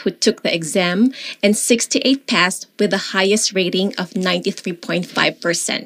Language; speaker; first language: English; non-native, local second language; Filipino